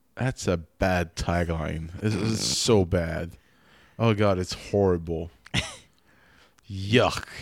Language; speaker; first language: English; non-native, fluent; French